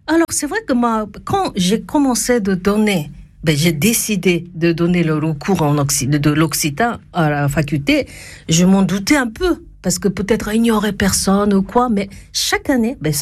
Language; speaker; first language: French; non-native, fluent; Japanese